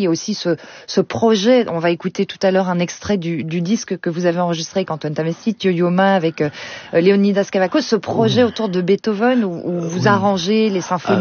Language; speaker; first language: French; native; French